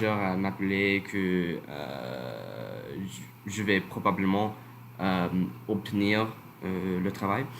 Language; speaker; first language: French; non-native, learner; English